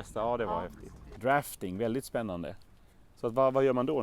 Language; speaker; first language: Swedish; native; Swedish